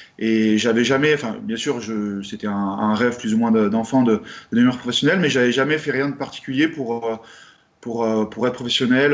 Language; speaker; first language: French; native; French